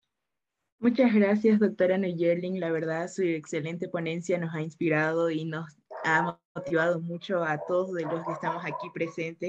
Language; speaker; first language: Spanish; native; Spanish